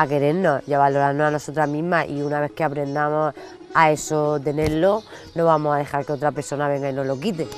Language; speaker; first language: Spanish; native; Spanish